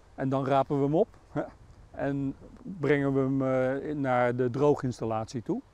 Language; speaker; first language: Dutch; native; Dutch